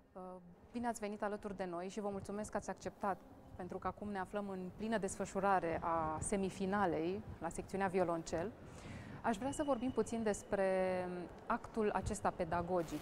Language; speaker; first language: Romanian; native; Romanian